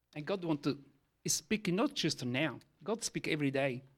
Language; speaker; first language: English; non-native, learner; Italian